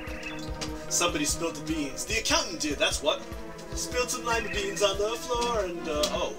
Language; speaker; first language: English; native; English